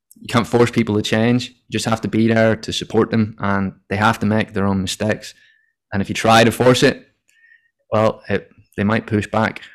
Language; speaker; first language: English; native; English